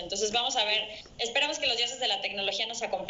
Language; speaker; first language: Spanish; native; Spanish